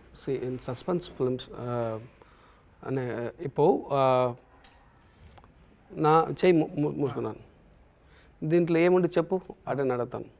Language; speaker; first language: Telugu; non-native, learner; Tamil